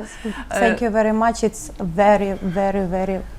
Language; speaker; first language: English; non-native, learner; Ukrainian